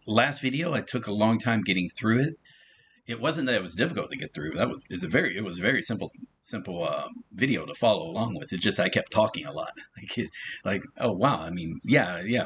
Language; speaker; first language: English; native; English